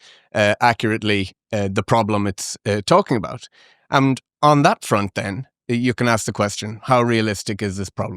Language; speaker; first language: English; native; English